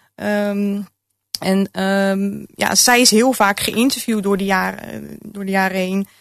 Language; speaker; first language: Dutch; native; Dutch